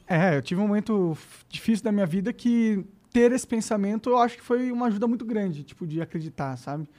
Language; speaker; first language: Portuguese; native; Portuguese